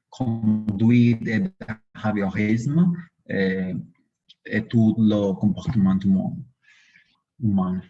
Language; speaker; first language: French; non-native, learner; Spanish